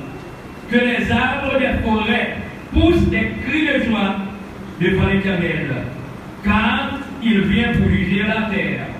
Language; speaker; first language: French; non-native, local second language; Haitian Creole